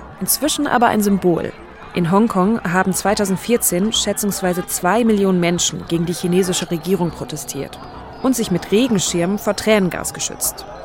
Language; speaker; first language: German; native; German